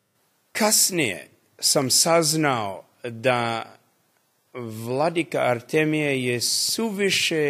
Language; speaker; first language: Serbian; early bilingual, heritage; English